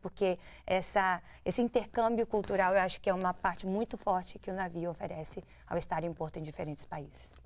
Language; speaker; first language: Portuguese; native; Portuguese